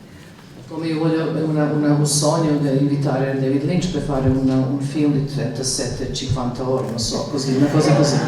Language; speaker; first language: Italian; non-native, learner; Serbian